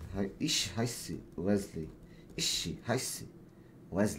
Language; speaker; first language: German; non-native, learner; Portuguese